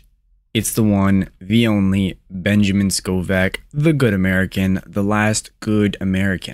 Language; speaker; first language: English; native; English